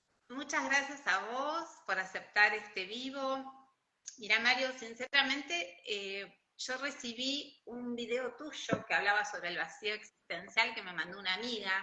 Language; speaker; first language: Spanish; native; Spanish